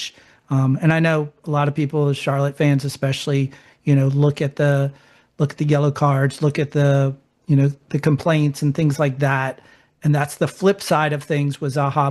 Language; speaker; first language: English; native; English